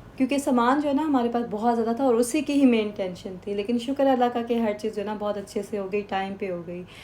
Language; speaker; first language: Urdu; native; Urdu